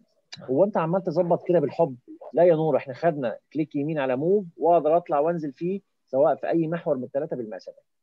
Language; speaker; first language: Arabic; native; Arabic